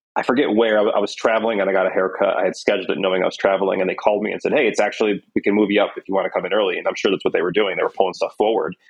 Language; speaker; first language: English; native; English